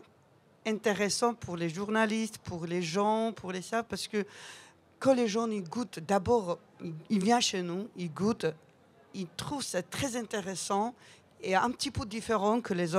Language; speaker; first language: French; non-native, learner; Georgian